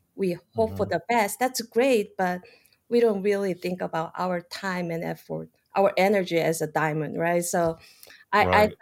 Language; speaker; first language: English; non-native, fluent; Korean